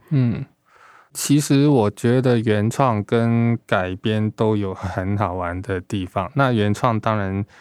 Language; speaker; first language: Chinese; non-native, local second language; Cantonese